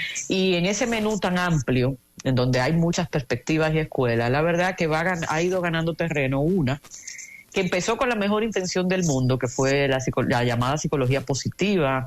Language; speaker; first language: Spanish; native; Spanish